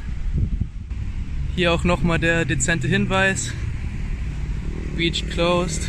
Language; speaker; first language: German; native; German